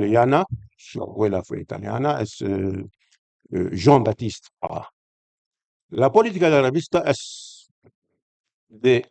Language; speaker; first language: Spanish; non-native, fluent; Arabic